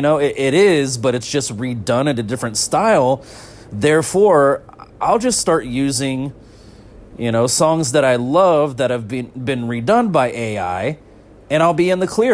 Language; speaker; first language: English; native; English